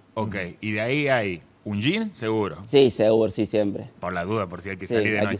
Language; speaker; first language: Spanish; native; Spanish